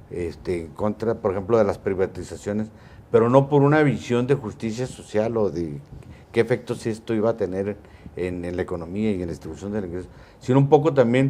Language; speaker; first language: Spanish; native; Spanish